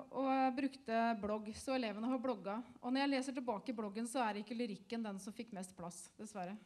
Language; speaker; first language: Norwegian; native; Norwegian